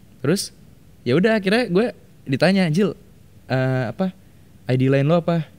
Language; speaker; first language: Indonesian; native; Indonesian